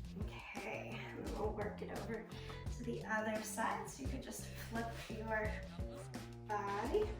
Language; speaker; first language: English; native; English